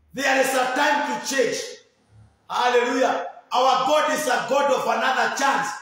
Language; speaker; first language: English; non-native, local second language; Swahili